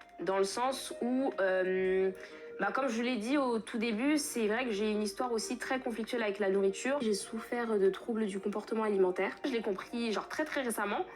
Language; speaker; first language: French; early bilingual, other home language; Fula